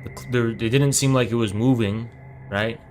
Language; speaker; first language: English; native; English